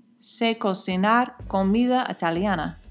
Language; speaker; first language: Spanish; non-native, fluent; English